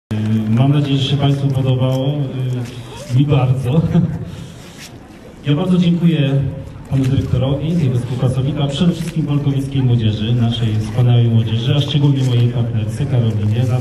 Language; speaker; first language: Polish; native; Polish